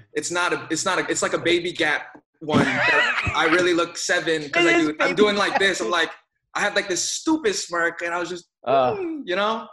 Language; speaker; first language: English; native; English